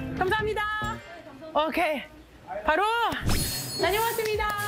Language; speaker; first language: Korean; non-native, learner; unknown